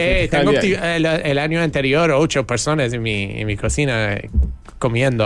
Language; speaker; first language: Spanish; non-native, fluent; English